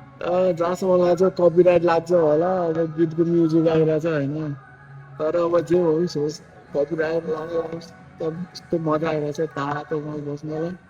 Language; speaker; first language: Nepali; native; Nepali